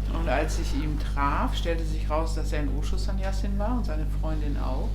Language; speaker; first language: German; native; German